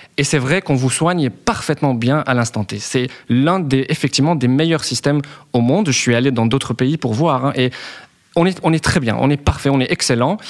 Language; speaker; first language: French; non-native, local second language; Arabic